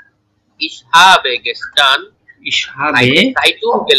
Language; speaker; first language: German; non-native, learner; Bangla